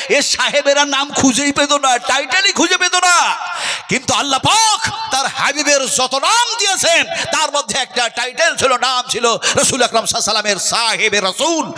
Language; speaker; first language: Bangla; non-native, local second language; Urdu